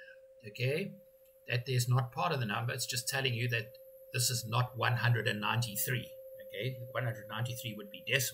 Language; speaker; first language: English; native; English